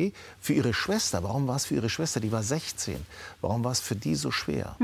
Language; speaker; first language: German; native; German